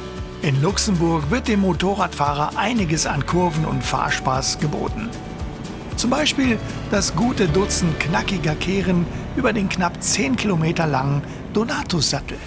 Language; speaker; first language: German; native; German